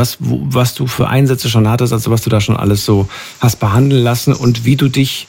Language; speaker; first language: German; native; German